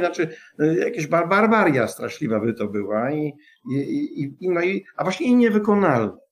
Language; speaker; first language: Polish; native; Polish